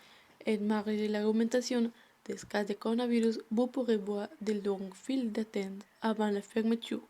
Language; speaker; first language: French; non-native, learner; Spanish